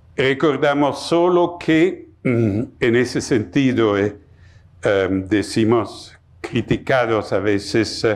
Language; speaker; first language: Spanish; non-native, fluent; Italian